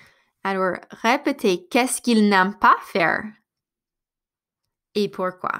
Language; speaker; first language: French; non-native, fluent; English